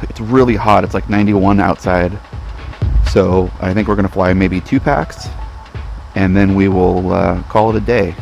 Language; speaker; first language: English; native; English